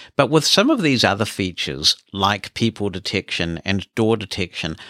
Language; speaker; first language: English; native; English